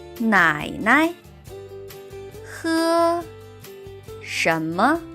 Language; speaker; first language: Chinese; non-native, learner; Thai